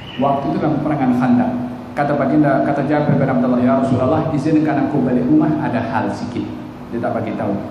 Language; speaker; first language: Malay; native; Malay